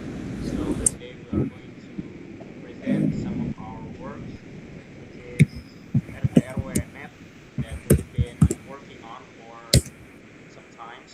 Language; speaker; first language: English; non-native, learner; Indonesian